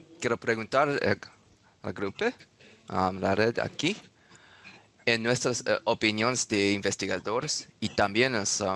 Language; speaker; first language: Spanish; non-native, learner; English